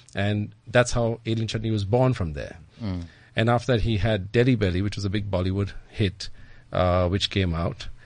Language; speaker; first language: English; native; English